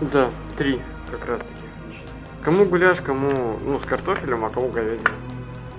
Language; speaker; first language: Russian; native; Russian